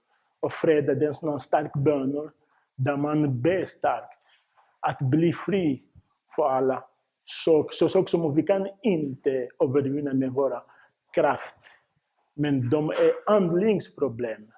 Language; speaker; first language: Swedish; non-native, fluent; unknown